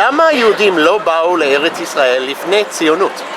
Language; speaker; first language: Hebrew; non-native, fluent; English